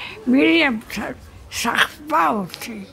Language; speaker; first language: Hebrew; non-native, fluent; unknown